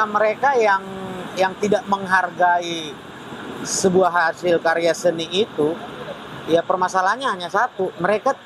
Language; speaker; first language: Indonesian; native; Indonesian